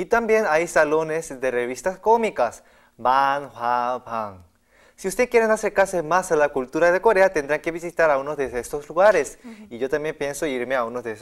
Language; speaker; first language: Spanish; non-native, fluent; Korean